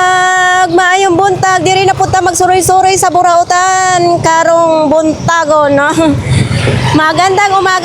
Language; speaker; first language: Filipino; non-native, local second language; Cebuano